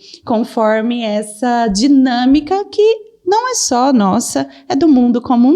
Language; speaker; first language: Portuguese; native; Portuguese